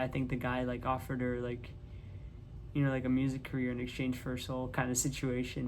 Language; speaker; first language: English; native; English